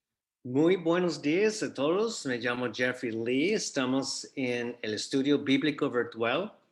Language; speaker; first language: Spanish; non-native, fluent; English